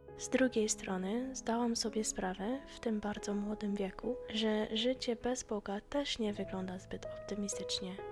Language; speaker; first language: Polish; non-native, fluent; English